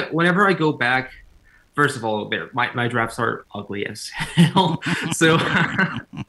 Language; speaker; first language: English; non-native, fluent; Spanish